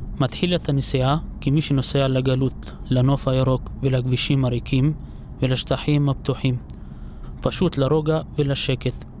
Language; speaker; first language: Hebrew; non-native, local second language; Arabic